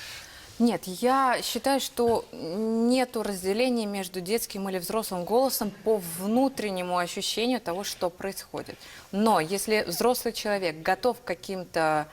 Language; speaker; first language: Russian; native; Russian